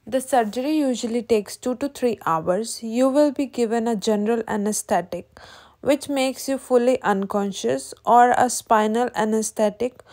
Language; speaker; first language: English; non-native, local second language; Punjabi